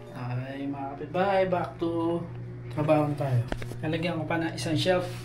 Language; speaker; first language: Filipino; non-native, local second language; Hiligaynon